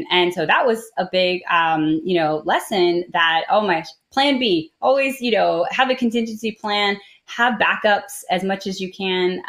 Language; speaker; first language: English; native; English